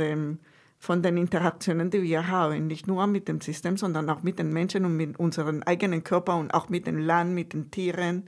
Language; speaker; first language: German; non-native, fluent; Spanish